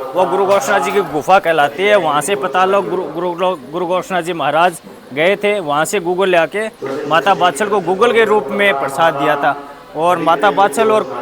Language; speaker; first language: Hindi; native; Hindi